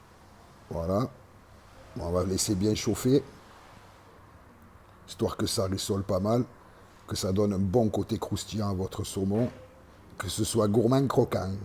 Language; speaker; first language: French; native; French